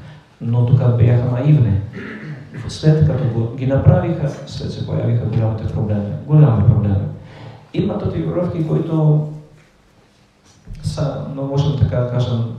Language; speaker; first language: Bulgarian; non-native, fluent; Polish